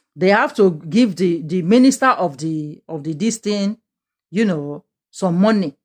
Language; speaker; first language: English; non-native, local second language; Yoruba